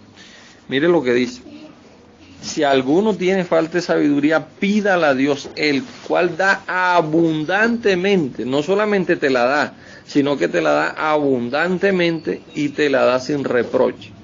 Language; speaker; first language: Spanish; native; Spanish